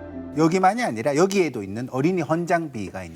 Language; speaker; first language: Korean; native; Korean